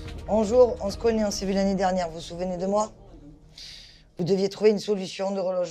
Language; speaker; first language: French; native; French